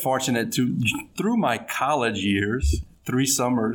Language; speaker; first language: English; native; English